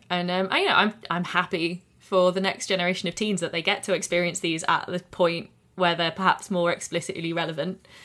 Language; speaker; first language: English; native; English